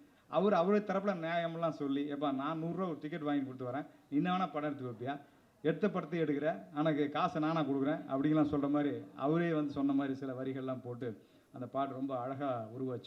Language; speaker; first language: Tamil; native; Tamil